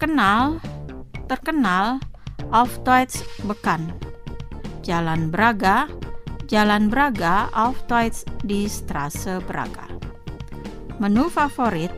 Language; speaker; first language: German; non-native, fluent; Indonesian